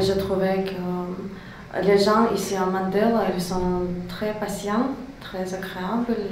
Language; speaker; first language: French; non-native, learner; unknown